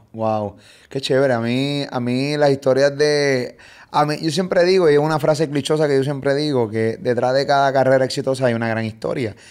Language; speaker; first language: Spanish; native; Spanish